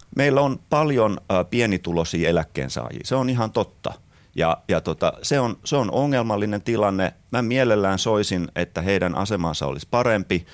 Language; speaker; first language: Finnish; native; Finnish